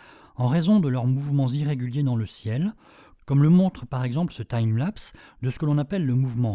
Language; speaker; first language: French; native; French